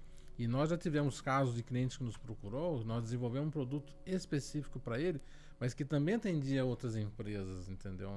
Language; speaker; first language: Portuguese; native; Portuguese